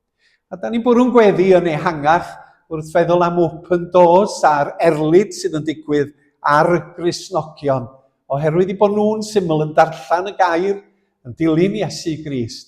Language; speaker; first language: Welsh; native; Welsh